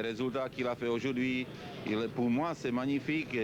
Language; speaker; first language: French; non-native, fluent; Czech